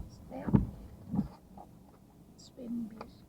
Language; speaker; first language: English; non-native, learner; Thai